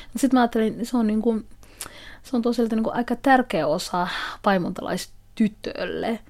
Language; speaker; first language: Finnish; non-native, fluent; Somali